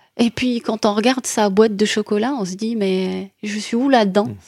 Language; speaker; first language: French; non-native, local second language; Arabic